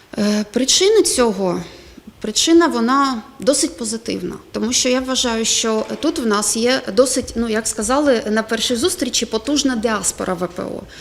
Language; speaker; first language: Ukrainian; non-native, local second language; Russian